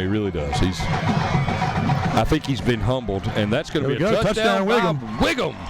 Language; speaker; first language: English; native; English